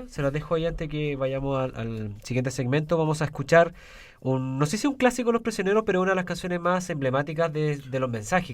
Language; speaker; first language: Spanish; native; Spanish